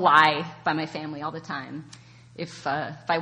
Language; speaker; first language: English; native; English